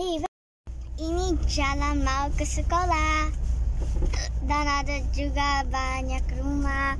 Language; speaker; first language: Indonesian; early bilingual, heritage; Indonesian